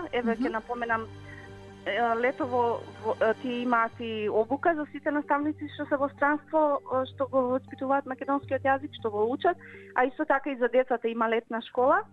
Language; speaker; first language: Macedonian; native; Macedonian